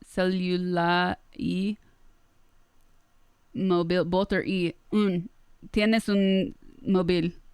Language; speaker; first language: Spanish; non-native, learner; English